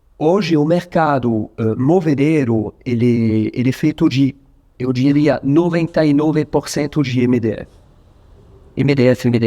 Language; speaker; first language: Portuguese; non-native, fluent; French